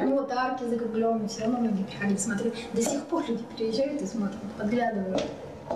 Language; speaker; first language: Russian; native; Russian